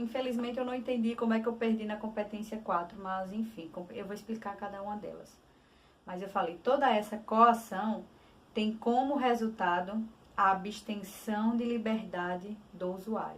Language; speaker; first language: Portuguese; native; Portuguese